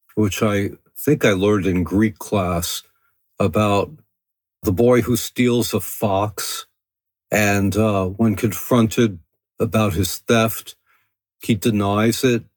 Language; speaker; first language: English; early bilingual, other home language; French